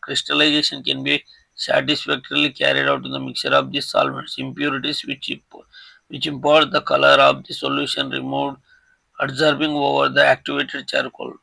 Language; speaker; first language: English; non-native, local second language; Telugu